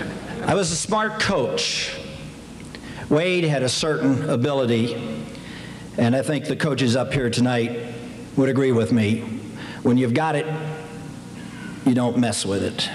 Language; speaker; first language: English; native; English